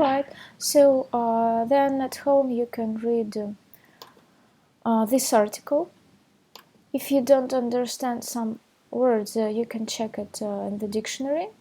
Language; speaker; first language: English; non-native, fluent; Russian